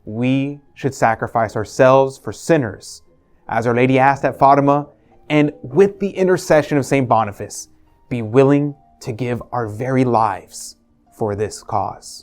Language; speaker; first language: English; native; English